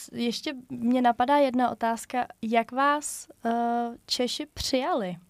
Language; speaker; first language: Czech; native; Czech